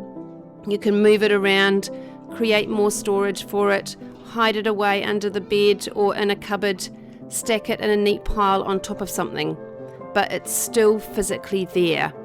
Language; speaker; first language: English; native; English